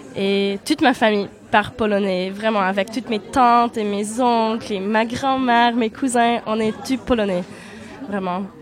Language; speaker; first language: French; non-native, fluent; Polish